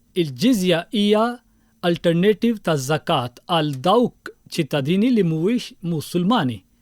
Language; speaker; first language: Maltese; non-native, fluent; Urdu